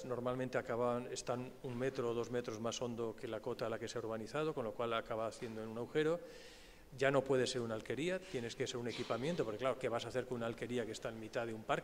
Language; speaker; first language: Spanish; native; Spanish